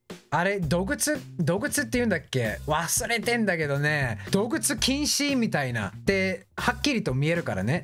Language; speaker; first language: Japanese; non-native, fluent; English